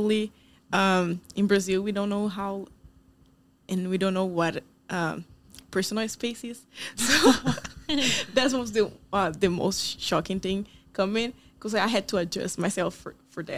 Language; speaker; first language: English; non-native, fluent; Portuguese